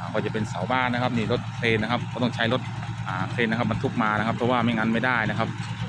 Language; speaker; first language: Thai; non-native, local second language; Northeastern Thai